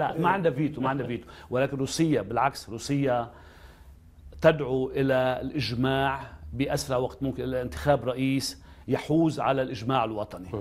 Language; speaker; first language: Arabic; native; Arabic